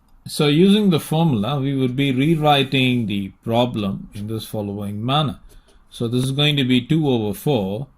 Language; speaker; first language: English; non-native, local second language; Tamil